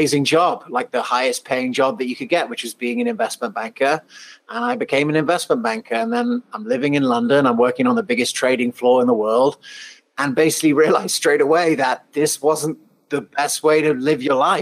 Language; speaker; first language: English; native; English